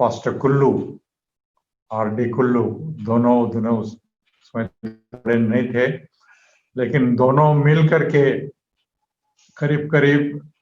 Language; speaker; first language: Hindi; native; Hindi